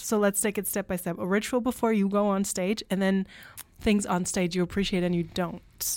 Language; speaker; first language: English; non-native, fluent; German